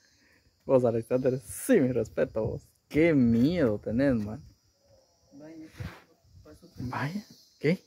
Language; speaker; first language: Spanish; native; Spanish